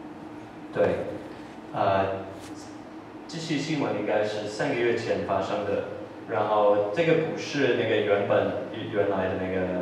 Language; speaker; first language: Chinese; non-native, fluent; English